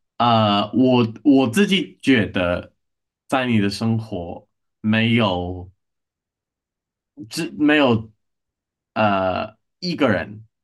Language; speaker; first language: Chinese; non-native, learner; English